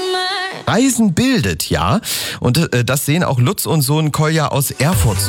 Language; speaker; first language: German; native; German